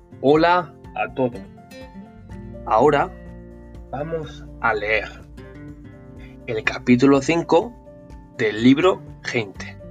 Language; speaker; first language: Spanish; non-native, fluent; Norwegian